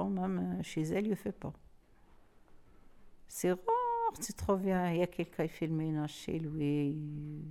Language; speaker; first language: French; non-native, learner; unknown